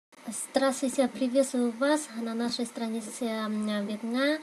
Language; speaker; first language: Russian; non-native, fluent; Vietnamese